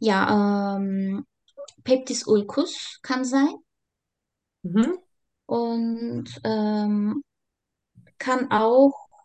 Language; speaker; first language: German; non-native, learner; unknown